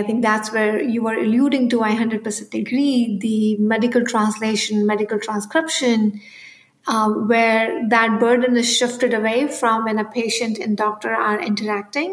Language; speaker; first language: English; non-native, local second language; Hindi